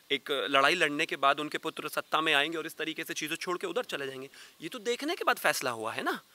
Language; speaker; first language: Hindi; native; Hindi